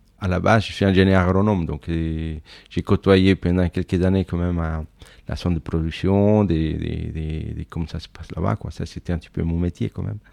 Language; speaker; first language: French; non-native, fluent; Spanish